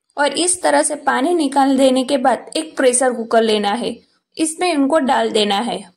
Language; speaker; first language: Hindi; non-native, local second language; Gujarati